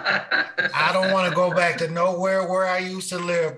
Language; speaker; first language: English; native; English